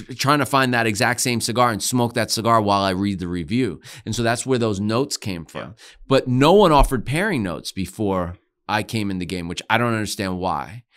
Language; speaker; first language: English; native; English